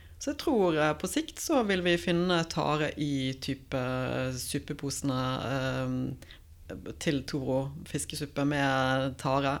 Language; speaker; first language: Norwegian; native; Norwegian